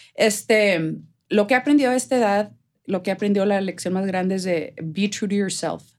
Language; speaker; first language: Spanish; native; Spanish